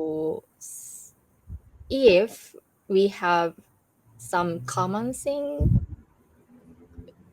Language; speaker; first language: English; non-native, learner; Japanese